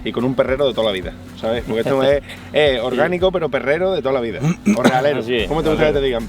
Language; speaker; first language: Spanish; native; Spanish